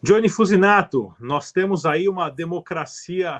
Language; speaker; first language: Portuguese; native; Portuguese